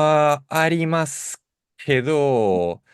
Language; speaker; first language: Japanese; non-native, fluent; Russian